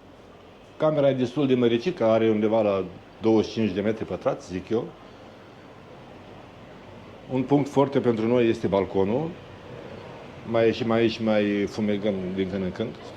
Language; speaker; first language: Romanian; native; Romanian